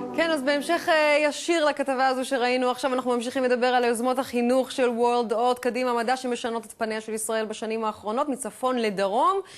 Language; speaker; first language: Hebrew; native; Hebrew